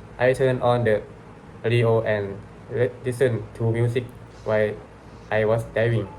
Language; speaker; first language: English; non-native, learner; Thai